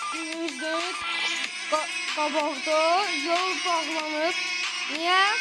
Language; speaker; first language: Turkish; non-native, learner; Azerbaijani